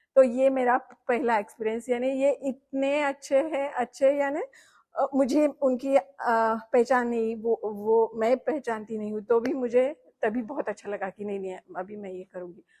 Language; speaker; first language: Hindi; non-native, local second language; Marathi